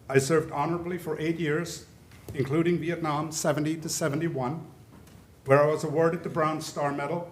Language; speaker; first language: English; early bilingual, other home language; German